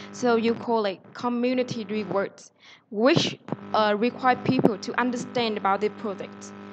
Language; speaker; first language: English; non-native, fluent; Vietnamese